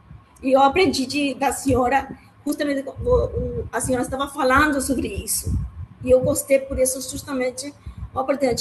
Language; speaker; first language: Portuguese; non-native, learner; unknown